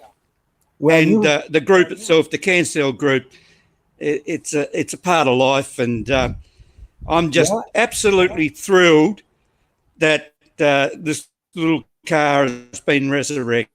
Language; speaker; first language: English; native; English